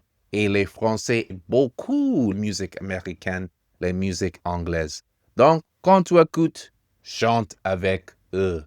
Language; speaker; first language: French; non-native, fluent; English